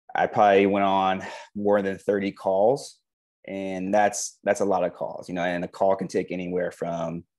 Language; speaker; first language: English; native; English